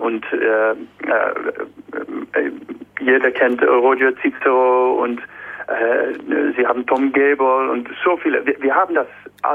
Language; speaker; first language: German; non-native, learner; Dutch